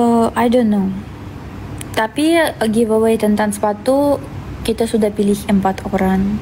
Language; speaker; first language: Indonesian; non-native, fluent; Russian